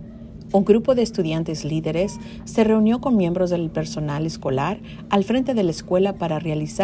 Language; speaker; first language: Spanish; native; Spanish